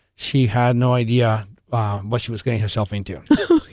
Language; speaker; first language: English; early bilingual, other home language; Spanish